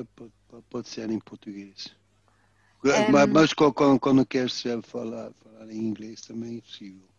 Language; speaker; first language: Portuguese; non-native, fluent; Dutch